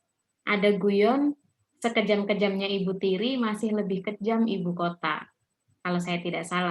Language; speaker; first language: Indonesian; native; Indonesian